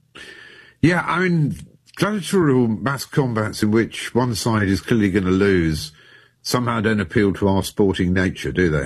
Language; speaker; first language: English; native; English